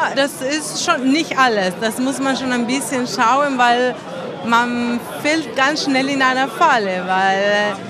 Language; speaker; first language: German; non-native, fluent; Spanish